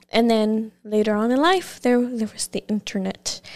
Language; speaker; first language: English; early bilingual, other home language; Spanish